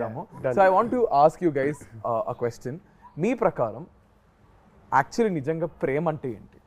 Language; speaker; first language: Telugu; native; Telugu